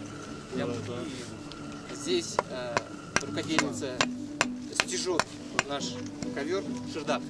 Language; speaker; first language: Russian; non-native, local second language; Kyrgyz